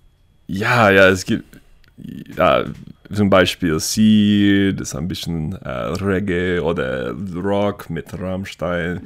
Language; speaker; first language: German; non-native, learner; English